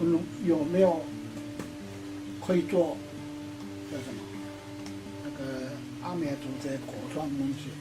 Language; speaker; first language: Chinese; non-native, local second language; Amis